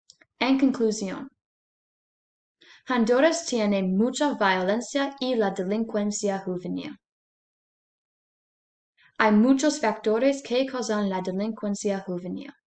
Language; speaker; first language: Spanish; non-native, learner; English